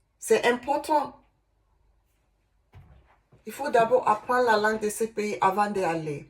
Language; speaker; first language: French; non-native, learner; Igbo